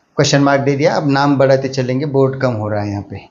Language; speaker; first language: Hindi; non-native, local second language; Marathi